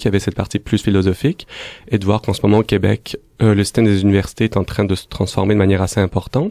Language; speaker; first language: French; native; French